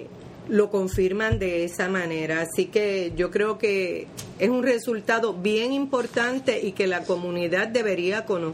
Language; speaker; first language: Spanish; native; Spanish